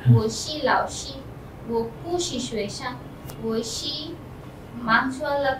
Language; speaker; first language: Chinese; non-native, learner; Bangla